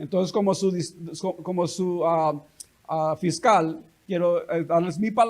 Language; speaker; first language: Spanish; native; Spanish